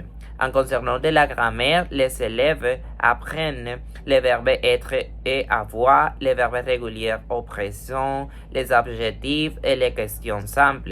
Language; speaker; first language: French; non-native, fluent; Spanish